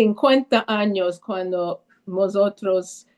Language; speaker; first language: Spanish; early bilingual, heritage; Spanish